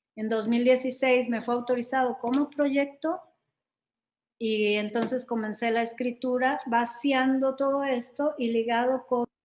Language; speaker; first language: Spanish; native; Spanish